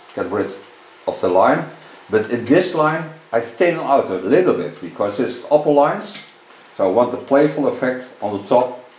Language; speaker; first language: English; non-native, fluent; Dutch